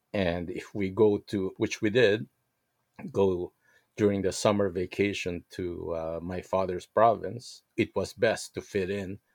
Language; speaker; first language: English; non-native, local second language; Filipino